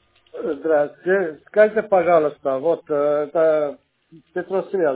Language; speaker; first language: Russian; non-native, local second language; Armenian